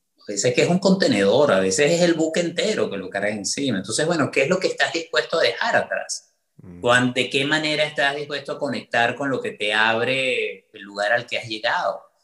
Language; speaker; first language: Spanish; native; Spanish